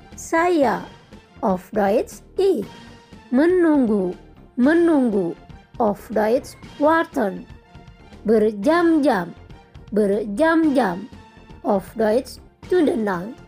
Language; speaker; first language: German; non-native, fluent; Indonesian